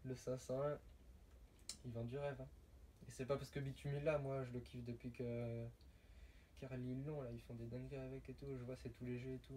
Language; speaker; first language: French; native; French